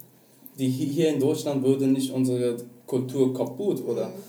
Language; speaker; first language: German; non-native, learner; Persian